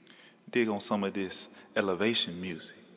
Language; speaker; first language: English; native; English